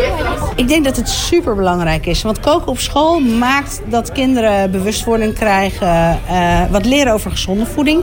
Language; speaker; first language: Dutch; native; Dutch